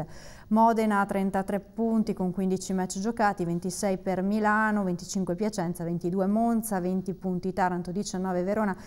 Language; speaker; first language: Italian; native; Italian